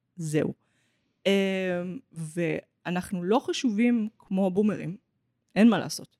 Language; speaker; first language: Hebrew; native; Hebrew